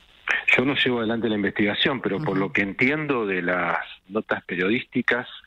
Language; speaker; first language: Spanish; native; Spanish